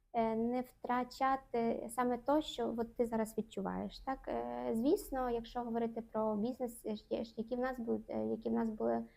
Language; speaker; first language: Ukrainian; non-native, local second language; Russian